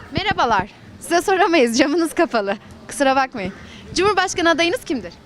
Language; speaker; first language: Turkish; native; Turkish